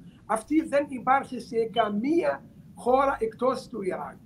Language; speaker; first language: Greek; non-native, learner; Arabic